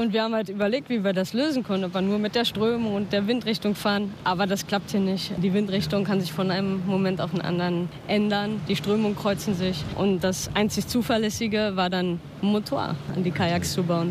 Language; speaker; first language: German; native; German